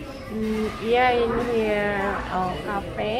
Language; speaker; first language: English; non-native, learner; Korean